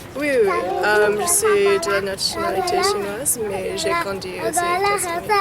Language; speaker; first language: French; early bilingual, heritage; Chinese